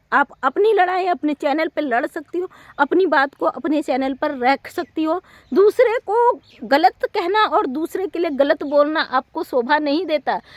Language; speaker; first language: Hindi; native; Hindi